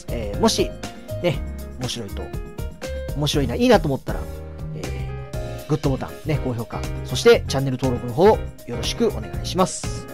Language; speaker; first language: Japanese; native; Japanese